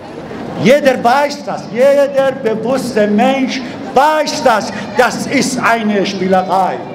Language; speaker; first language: German; non-native, learner; Persian